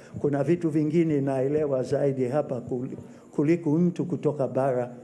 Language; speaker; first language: Swahili; non-native, fluent; English